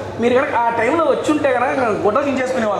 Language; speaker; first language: Telugu; native; Telugu